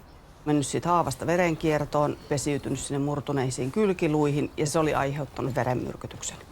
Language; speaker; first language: Finnish; native; Finnish